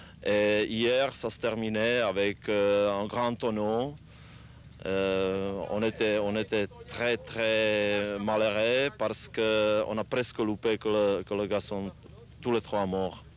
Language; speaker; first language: French; non-native, learner; Czech